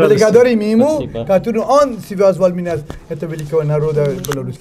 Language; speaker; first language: Russian; non-native, learner; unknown